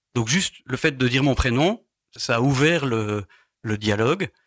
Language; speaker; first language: French; native; French